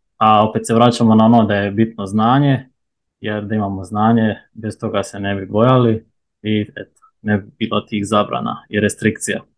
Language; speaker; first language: Croatian; native; Croatian